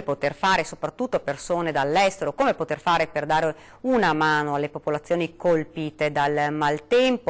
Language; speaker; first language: Italian; native; Italian